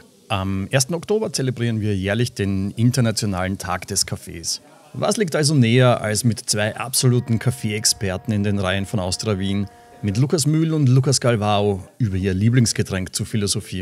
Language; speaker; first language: German; native; German